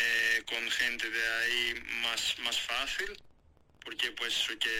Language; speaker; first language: Spanish; non-native, fluent; Greek